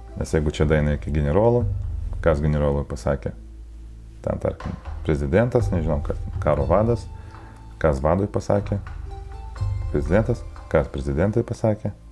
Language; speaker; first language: Lithuanian; non-native, local second language; Polish